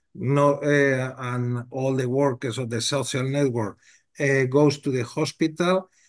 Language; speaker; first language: English; non-native, learner; Spanish